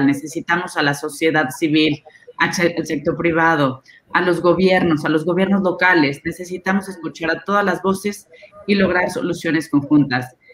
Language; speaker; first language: Spanish; native; Spanish